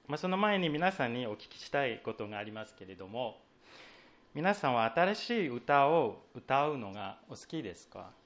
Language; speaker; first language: Japanese; non-native, fluent; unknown